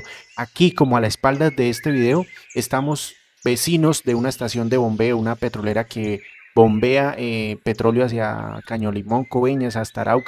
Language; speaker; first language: Spanish; native; Spanish